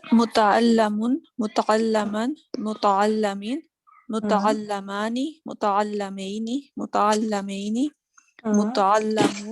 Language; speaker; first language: Arabic; non-native, learner; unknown